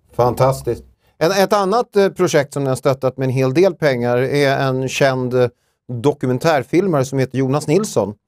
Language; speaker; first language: Swedish; native; Swedish